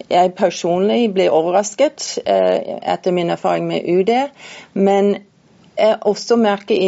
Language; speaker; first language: Norwegian; non-native, fluent; English